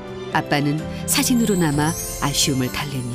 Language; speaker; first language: Korean; native; Korean